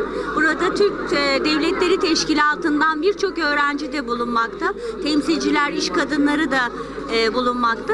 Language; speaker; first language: Turkish; native; Turkish